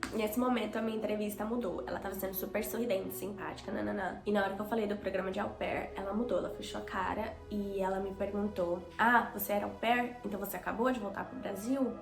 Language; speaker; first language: Portuguese; native; Portuguese